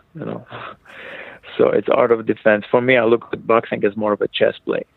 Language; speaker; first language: English; non-native, fluent; Hebrew